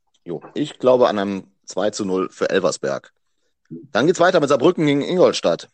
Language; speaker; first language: German; native; German